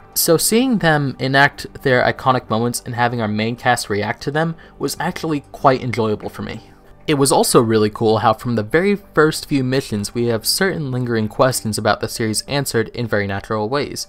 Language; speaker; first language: English; native; English